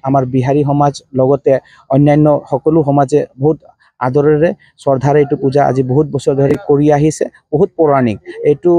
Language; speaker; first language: Assamese; non-native, local second language; Hindi